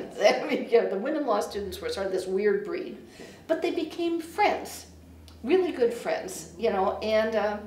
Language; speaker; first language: English; native; English